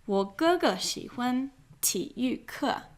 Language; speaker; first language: Chinese; non-native, fluent; English